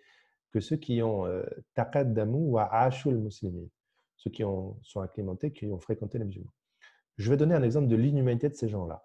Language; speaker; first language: French; native; French